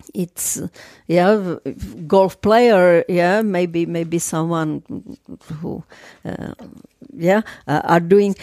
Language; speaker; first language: English; non-native, fluent; Czech